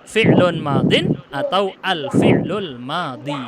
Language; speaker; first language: Arabic; non-native, fluent; Indonesian